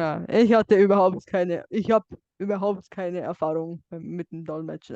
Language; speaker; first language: German; non-native, fluent; Bulgarian